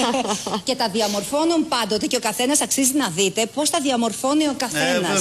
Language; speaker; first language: Greek; native; Greek